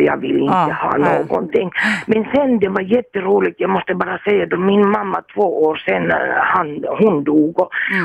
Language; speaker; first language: Swedish; non-native, fluent; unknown